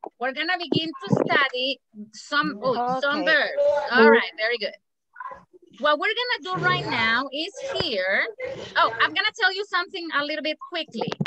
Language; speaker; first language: English; non-native, fluent; Spanish